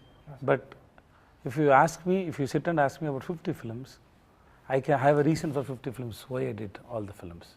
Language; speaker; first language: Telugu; non-native, learner; Tamil